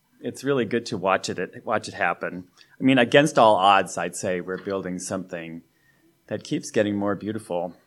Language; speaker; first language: English; native; English